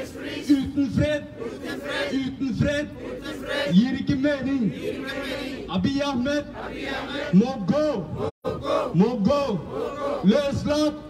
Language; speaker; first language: Norwegian; non-native, learner; Oromo